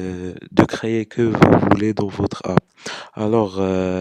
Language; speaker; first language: French; non-native, local second language; Arabic